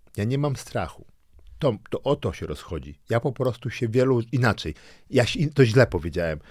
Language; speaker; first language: Polish; early bilingual, other home language; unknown